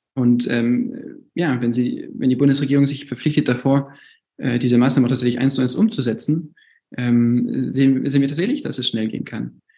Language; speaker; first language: German; native; German